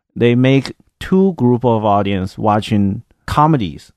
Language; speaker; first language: English; non-native, fluent; Chinese